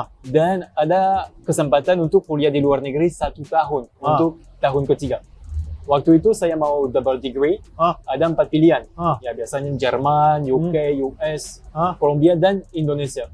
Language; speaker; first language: Indonesian; non-native, fluent; French